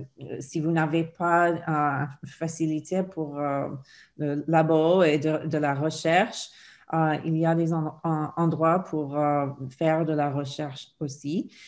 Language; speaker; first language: French; non-native, fluent; English